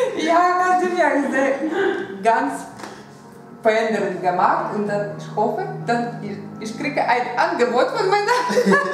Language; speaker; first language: German; non-native, learner; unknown